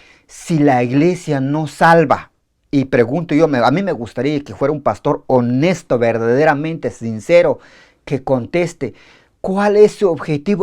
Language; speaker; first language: Spanish; native; Spanish